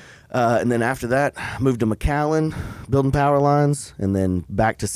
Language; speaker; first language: English; native; English